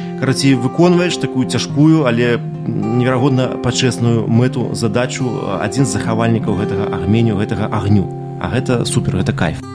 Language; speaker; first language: Belarusian; non-native, local second language; Russian